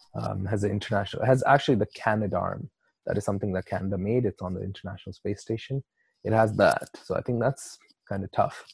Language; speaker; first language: English; non-native, local second language; Urdu